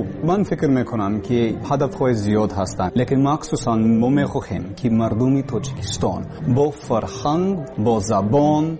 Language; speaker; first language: Persian; non-native, learner; English